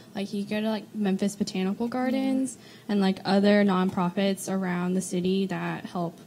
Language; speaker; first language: English; native; English